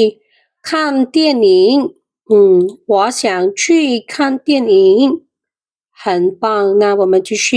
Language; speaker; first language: Chinese; non-native, fluent; Khmer